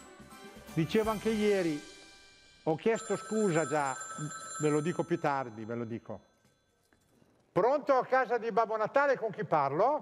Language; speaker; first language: Italian; native; Italian